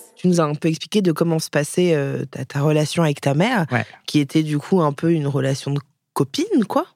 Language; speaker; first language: French; native; French